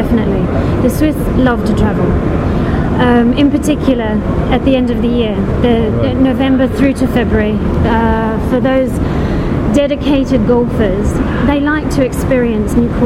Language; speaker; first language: English; native; English